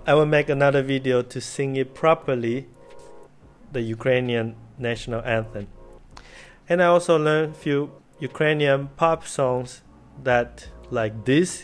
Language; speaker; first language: English; non-native, fluent; Chinese